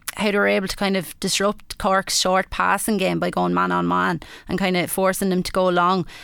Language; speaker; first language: English; native; English